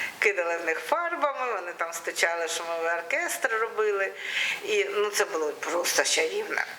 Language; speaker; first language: Ukrainian; non-native, local second language; Russian